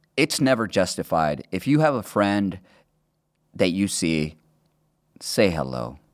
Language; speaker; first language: English; early bilingual, other home language; Spanish